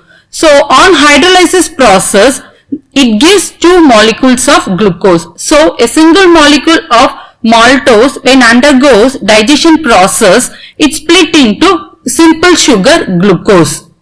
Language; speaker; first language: English; non-native, local second language; Tamil